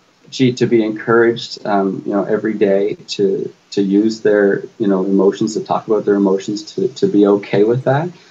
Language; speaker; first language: English; native; English